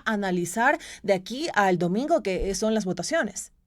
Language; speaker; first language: Spanish; native; Spanish